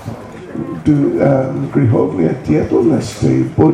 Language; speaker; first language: Russian; non-native, learner; English